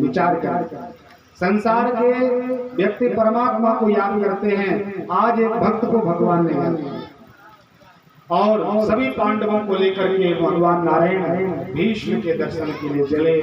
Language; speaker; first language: Hindi; native; Hindi